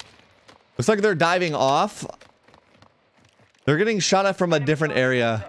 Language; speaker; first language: English; native; English